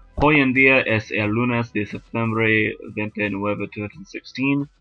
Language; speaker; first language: Spanish; non-native, learner; English